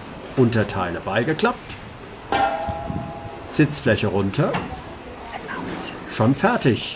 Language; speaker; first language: German; native; German